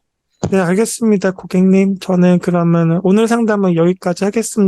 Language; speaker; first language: Korean; native; Korean